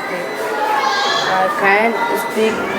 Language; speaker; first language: English; non-native, learner; Hindi